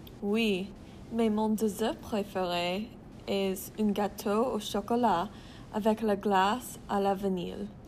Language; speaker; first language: French; non-native, learner; English